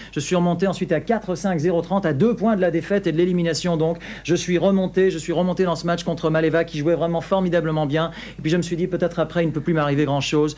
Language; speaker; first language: French; native; French